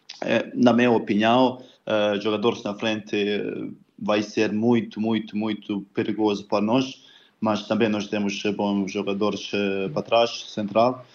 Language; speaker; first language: Portuguese; non-native, learner; Bosnian